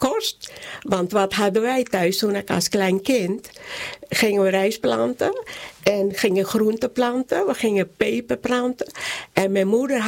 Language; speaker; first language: Dutch; non-native, local second language; Caribbean Hindustani